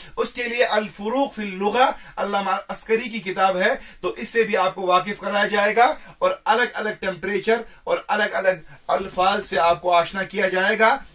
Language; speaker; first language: Urdu; non-native, local second language; Kashmiri